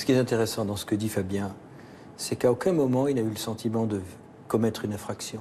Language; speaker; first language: French; native; French